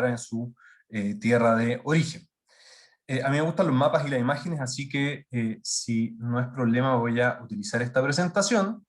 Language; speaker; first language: Spanish; native; Spanish